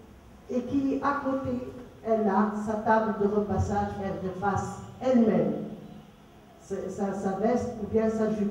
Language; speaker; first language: French; non-native, local second language; Arabic